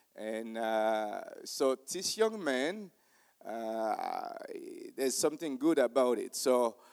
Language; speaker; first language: English; non-native, fluent; Haitian Creole